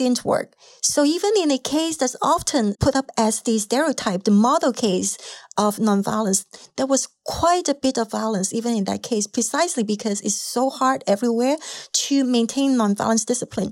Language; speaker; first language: English; non-native, local second language; Cantonese